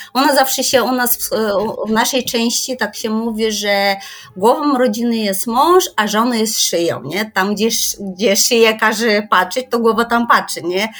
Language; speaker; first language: Polish; non-native, fluent; Kyrgyz